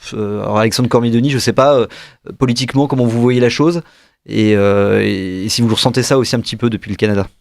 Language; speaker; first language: French; native; French